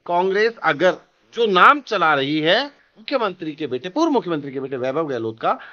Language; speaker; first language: Hindi; native; Hindi